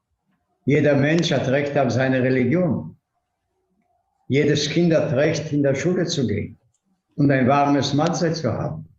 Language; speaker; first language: German; non-native, fluent; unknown